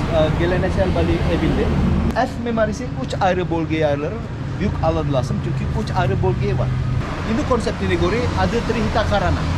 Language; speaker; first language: Turkish; non-native, learner; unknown